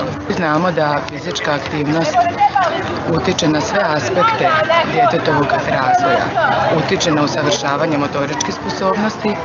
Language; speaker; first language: Bosnian; native; Bosnian